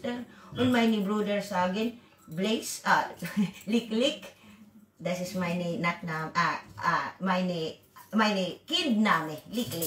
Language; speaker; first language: German; non-native, learner; Waray